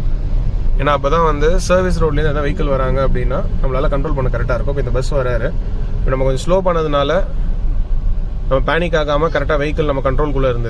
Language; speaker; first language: Tamil; native; Tamil